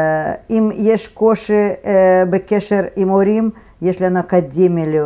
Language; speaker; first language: Hebrew; non-native, fluent; Russian